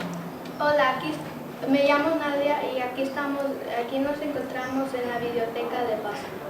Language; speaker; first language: Spanish; early bilingual, heritage; Spanish